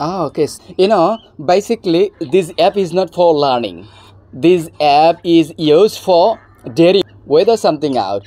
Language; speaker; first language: English; non-native, fluent; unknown